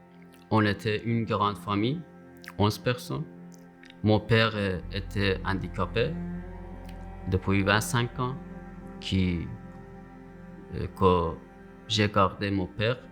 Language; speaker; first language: French; non-native, learner; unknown